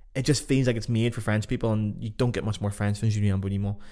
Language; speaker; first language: English; native; English